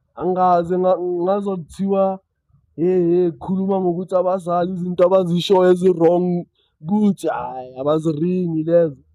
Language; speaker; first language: Zulu; native; Zulu